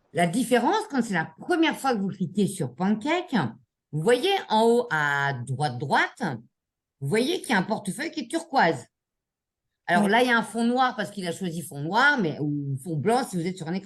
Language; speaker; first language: French; native; French